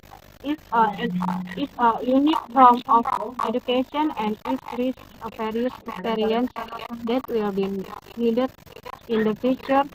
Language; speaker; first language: English; non-native, learner; Indonesian